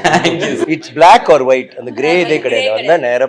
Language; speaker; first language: Tamil; native; Tamil